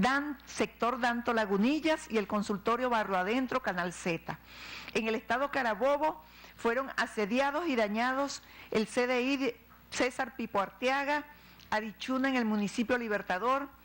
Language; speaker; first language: Spanish; native; Spanish